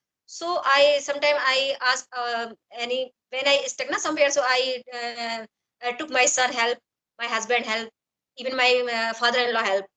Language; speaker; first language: English; non-native, learner; Hindi